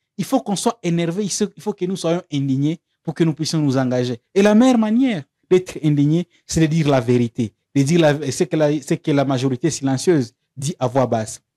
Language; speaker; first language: French; non-native, local second language; Swahili